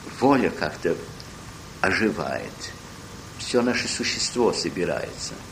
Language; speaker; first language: Russian; early bilingual, heritage; Russian